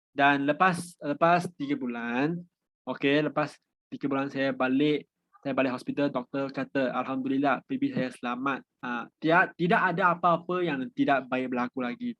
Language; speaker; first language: Malay; non-native, local second language; Chinese